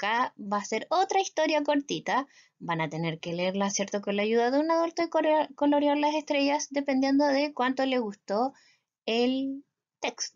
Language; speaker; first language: Spanish; native; Spanish